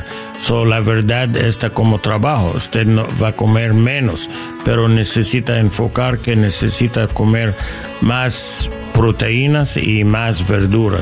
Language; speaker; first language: Spanish; non-native, learner; English